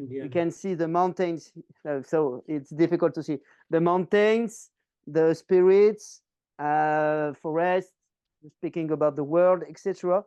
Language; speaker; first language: English; non-native, learner; French